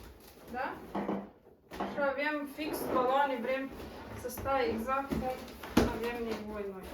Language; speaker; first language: Romanian; non-native, local second language; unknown